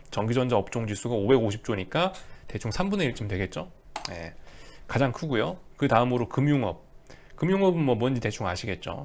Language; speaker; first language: Korean; native; Korean